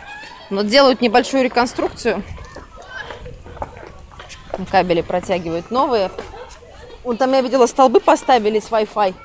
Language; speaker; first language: Russian; native; Russian